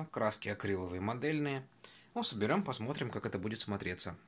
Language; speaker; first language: Russian; native; Russian